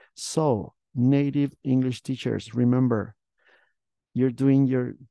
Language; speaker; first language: English; non-native, fluent; Spanish